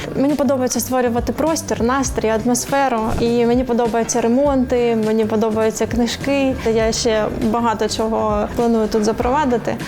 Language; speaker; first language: Ukrainian; native; Ukrainian